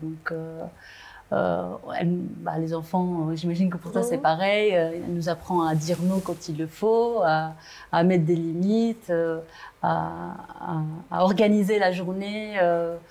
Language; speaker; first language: French; non-native, local second language; Arabic